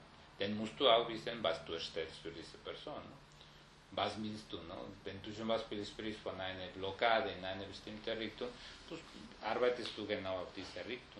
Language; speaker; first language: German; non-native, fluent; Spanish